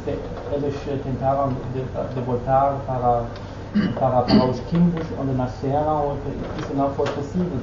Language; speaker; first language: Portuguese; non-native, fluent; Dutch